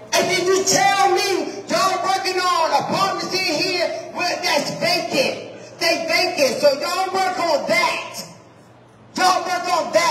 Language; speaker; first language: English; native; English